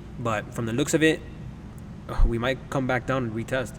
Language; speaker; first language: English; native; English